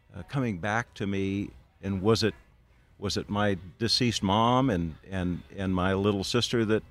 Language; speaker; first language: English; native; English